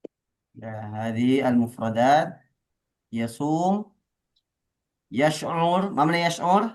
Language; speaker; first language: Arabic; non-native, fluent; Indonesian